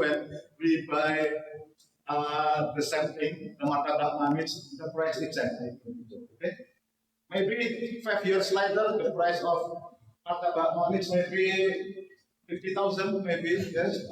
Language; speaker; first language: English; non-native, learner; Indonesian